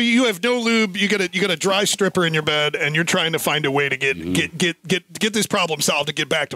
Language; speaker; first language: English; native; English